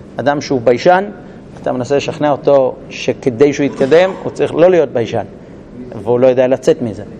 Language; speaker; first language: Hebrew; non-native, fluent; English